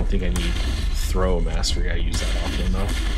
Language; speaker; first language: English; native; English